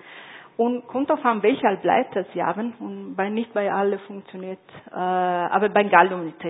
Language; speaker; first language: German; non-native, fluent; Italian